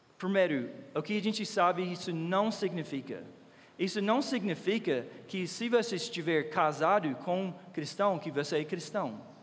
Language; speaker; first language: Portuguese; non-native, fluent; English